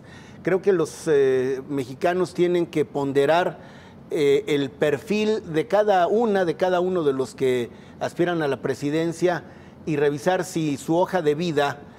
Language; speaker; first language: Spanish; native; Spanish